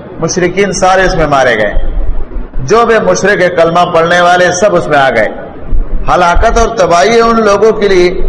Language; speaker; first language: Urdu; non-native, local second language; Pashto